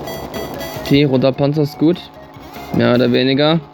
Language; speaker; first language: German; native; German